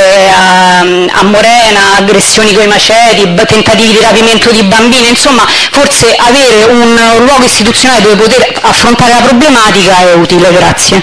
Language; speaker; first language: Italian; native; Italian